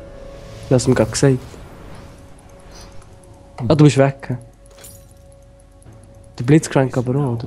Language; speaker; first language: German; native; German